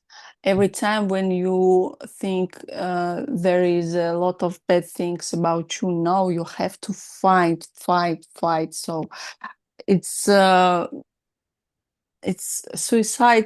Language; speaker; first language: English; non-native, learner; Russian